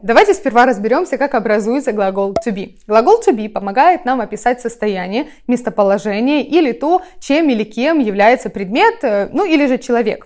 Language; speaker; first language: Russian; native; Russian